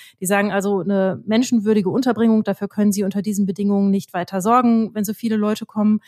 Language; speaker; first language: German; native; German